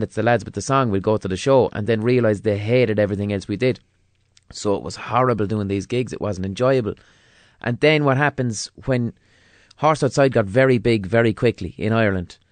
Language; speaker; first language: English; native; English